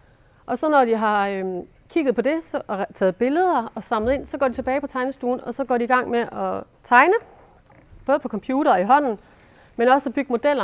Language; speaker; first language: Danish; native; Danish